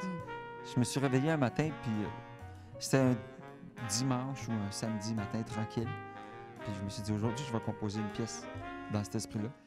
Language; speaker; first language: French; native; French